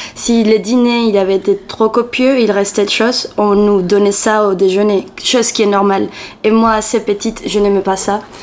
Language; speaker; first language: French; non-native, fluent; Spanish